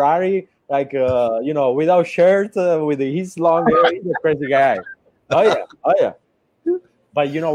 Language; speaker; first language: English; non-native, fluent; Italian